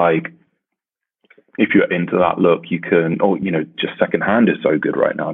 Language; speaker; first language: English; native; English